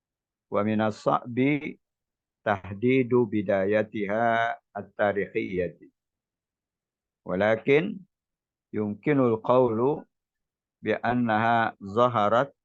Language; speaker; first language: Arabic; non-native, fluent; Indonesian